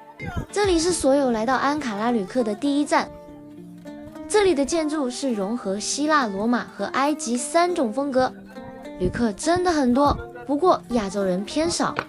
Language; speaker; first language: Chinese; native; Chinese